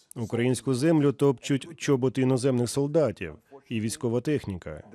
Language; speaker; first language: Ukrainian; native; Ukrainian